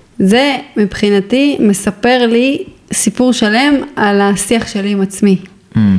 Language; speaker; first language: Hebrew; native; Hebrew